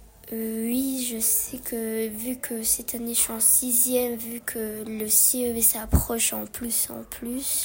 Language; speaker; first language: French; early bilingual, other home language; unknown